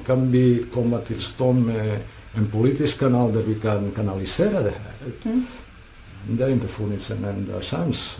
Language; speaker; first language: Swedish; non-native, fluent; Catalan